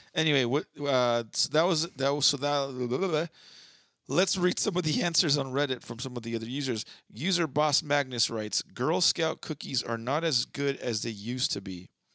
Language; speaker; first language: English; native; English